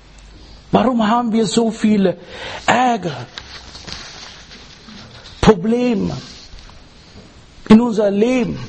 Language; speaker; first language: German; non-native, learner; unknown